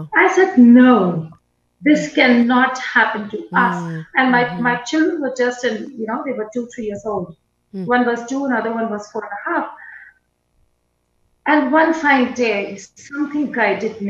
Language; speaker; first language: English; non-native, local second language; Hindi